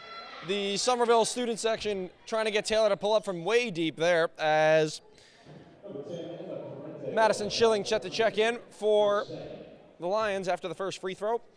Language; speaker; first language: English; native; English